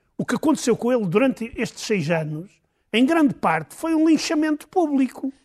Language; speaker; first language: Portuguese; native; Portuguese